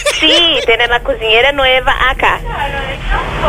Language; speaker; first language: Spanish; non-native, learner; Portuguese